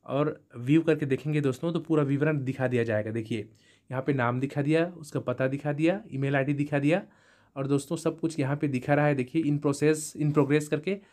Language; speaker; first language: Hindi; native; Hindi